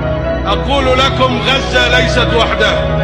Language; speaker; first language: Arabic; native; Arabic